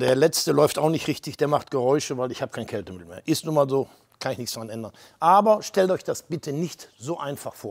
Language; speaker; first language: German; native; German